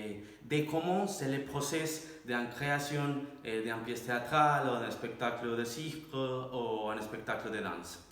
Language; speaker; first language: French; non-native, learner; Spanish